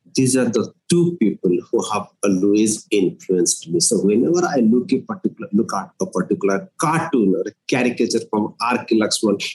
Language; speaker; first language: English; non-native, local second language; Odia